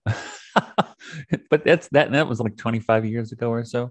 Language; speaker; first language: English; native; English